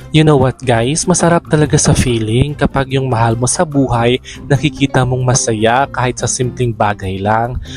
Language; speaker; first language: Filipino; native; Filipino